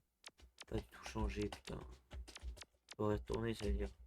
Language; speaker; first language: French; native; French